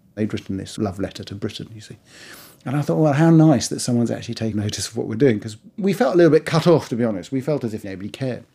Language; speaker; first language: English; early bilingual, other home language; Persian